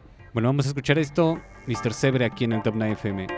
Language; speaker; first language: Spanish; native; Spanish